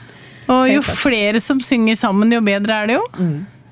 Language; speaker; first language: Norwegian; native; Norwegian